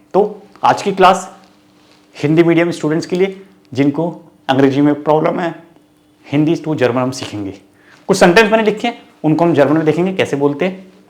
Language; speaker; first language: Hindi; native; Hindi